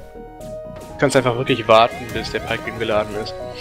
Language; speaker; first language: German; native; German